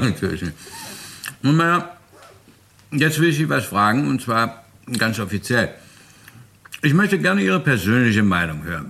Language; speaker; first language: German; native; German